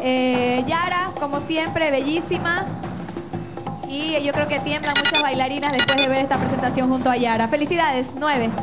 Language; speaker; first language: Spanish; native; Spanish